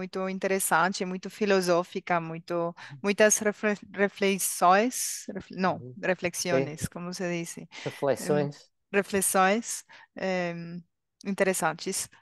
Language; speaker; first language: Portuguese; non-native, learner; Spanish